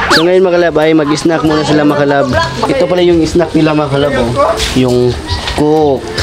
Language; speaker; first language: Filipino; non-native, local second language; Cebuano